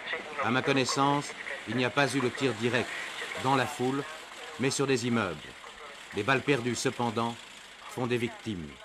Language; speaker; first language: French; native; French